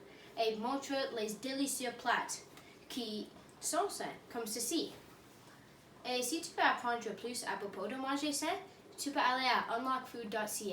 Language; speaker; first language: French; non-native, learner; English